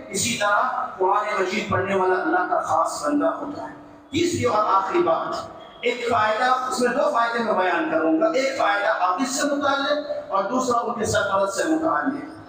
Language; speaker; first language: Urdu; native; Urdu